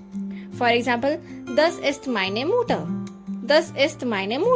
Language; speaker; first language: German; non-native, learner; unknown